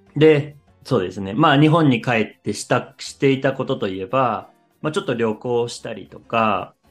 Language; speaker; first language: Japanese; native; Japanese